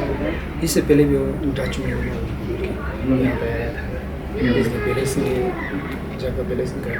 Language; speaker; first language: Hindi; non-native, local second language; Ladakhi